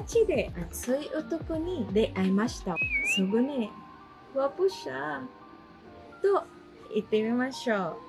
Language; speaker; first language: Japanese; non-native, fluent; Cebuano